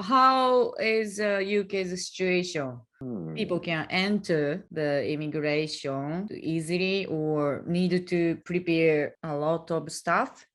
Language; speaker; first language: English; non-native, learner; Japanese